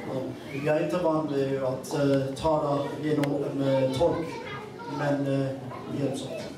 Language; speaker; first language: Swedish; non-native, fluent; Amharic